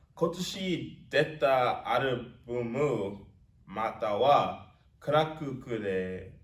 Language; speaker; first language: Japanese; non-native, learner; English